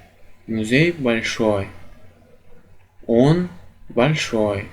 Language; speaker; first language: Russian; non-native, fluent; Turkmen